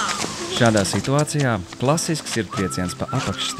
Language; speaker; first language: Latvian; native; Latvian